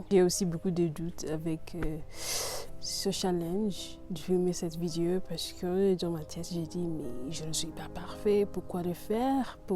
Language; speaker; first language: French; non-native, learner; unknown